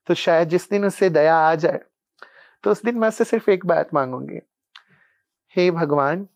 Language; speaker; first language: Hindi; non-native, local second language; Punjabi